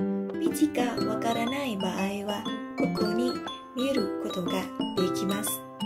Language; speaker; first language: Japanese; non-native, learner; Thai